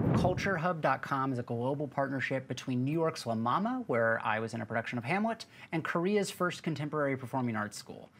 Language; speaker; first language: English; native; English